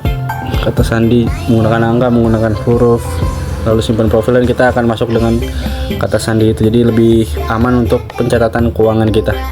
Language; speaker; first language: Indonesian; native; Indonesian